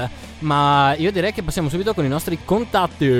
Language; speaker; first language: Italian; native; Italian